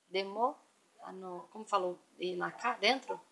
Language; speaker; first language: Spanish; non-native, learner; Portuguese